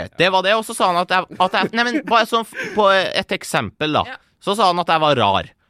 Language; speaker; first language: Norwegian; early bilingual, other home language; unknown